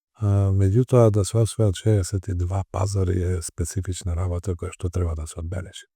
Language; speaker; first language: Macedonian; native; Macedonian